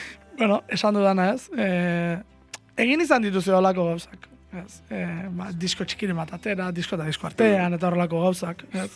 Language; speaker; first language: Basque; native; Basque